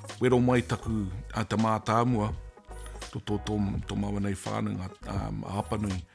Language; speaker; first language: Māori; non-native, local second language; English